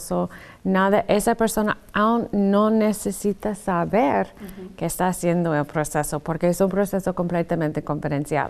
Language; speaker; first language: Spanish; non-native, fluent; English